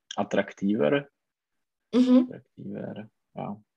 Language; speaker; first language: German; non-native, fluent; Czech